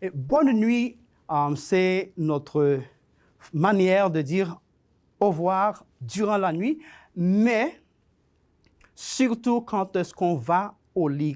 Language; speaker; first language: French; non-native, fluent; Spanish